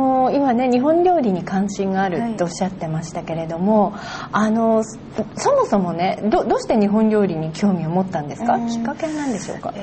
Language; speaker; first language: Japanese; native; Japanese